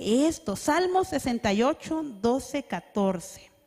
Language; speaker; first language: Spanish; native; Spanish